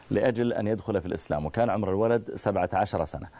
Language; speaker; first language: Arabic; native; Arabic